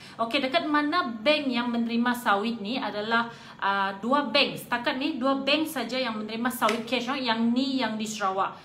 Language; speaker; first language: Malay; non-native, local second language; Iban